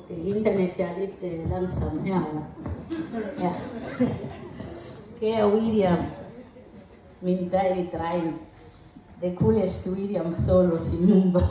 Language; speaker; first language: Danish; non-native, learner; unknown